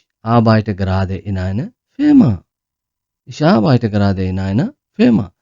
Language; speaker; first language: German; non-native, learner; Urdu